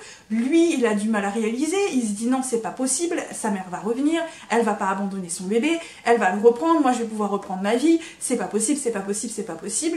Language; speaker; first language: French; native; French